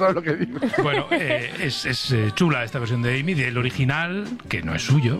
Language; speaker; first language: Spanish; native; Spanish